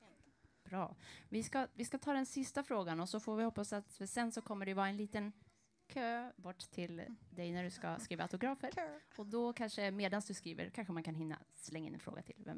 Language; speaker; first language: Swedish; native; Swedish